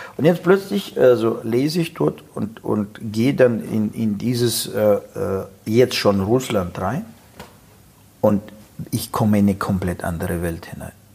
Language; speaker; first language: German; non-native, fluent; Russian